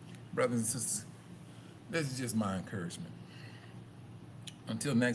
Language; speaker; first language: English; native; English